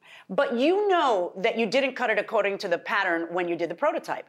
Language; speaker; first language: English; early bilingual, other home language; Spanish